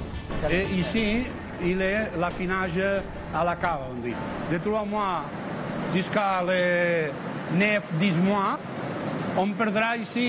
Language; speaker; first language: French; non-native, fluent; Spanish